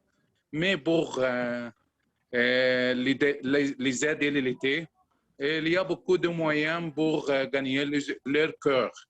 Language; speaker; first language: French; non-native, learner; Arabic